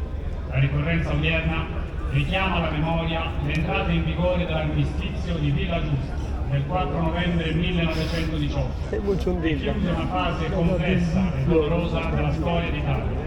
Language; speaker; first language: Italian; native; Italian